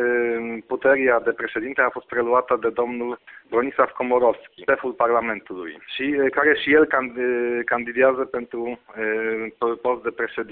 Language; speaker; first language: Romanian; non-native, fluent; Polish